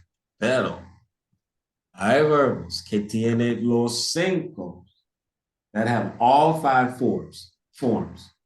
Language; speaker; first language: Spanish; non-native, fluent; English